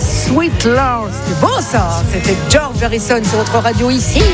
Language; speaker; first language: French; native; French